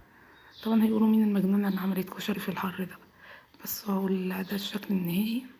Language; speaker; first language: Arabic; native; Arabic